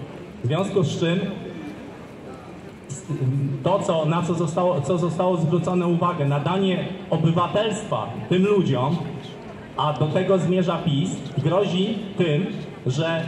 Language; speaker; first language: Polish; native; Polish